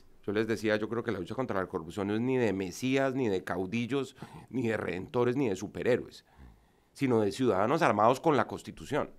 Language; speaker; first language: Spanish; native; Spanish